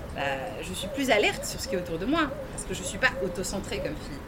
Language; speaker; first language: French; native; French